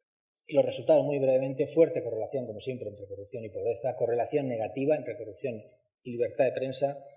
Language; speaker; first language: Spanish; native; Spanish